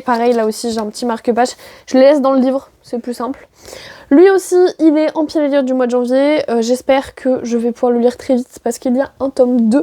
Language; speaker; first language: French; native; French